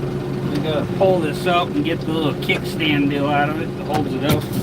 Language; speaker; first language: English; native; English